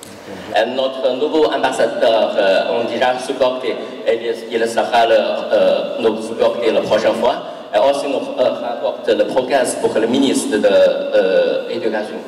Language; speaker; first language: French; non-native, learner; Chinese